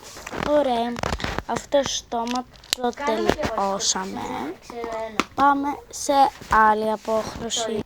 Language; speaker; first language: Greek; native; Greek